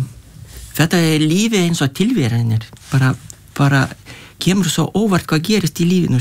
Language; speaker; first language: Icelandic; non-native, fluent; Lithuanian